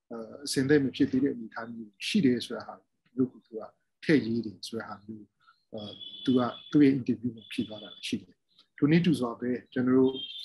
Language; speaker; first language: Burmese; non-native, local second language; Hakha Chin